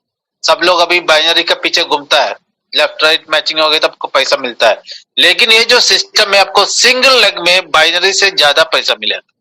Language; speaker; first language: Hindi; non-native, local second language; Malayalam